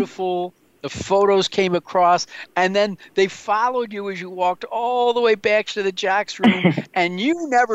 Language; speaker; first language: English; native; English